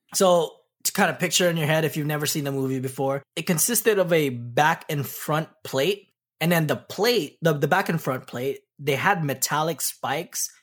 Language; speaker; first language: English; early bilingual, other home language; Pampanga